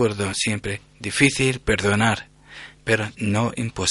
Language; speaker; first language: Spanish; non-native, learner; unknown